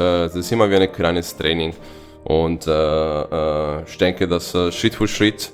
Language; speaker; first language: German; non-native, fluent; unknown